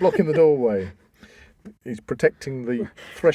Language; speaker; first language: English; native; English